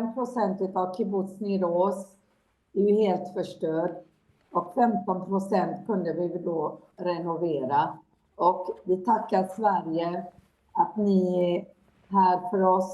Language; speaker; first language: Swedish; non-native, fluent; Hebrew